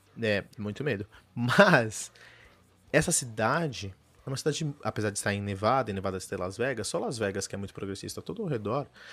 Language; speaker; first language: Portuguese; early bilingual, heritage; Portuguese